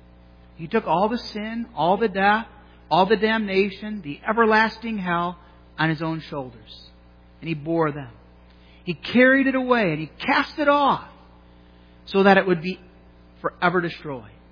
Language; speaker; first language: English; native; English